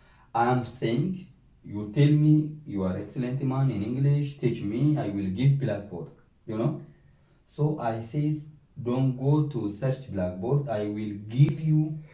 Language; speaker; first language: English; non-native, learner; Oromo